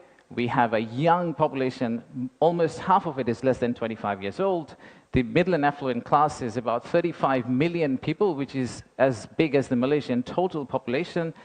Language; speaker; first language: English; non-native, local second language; Bangla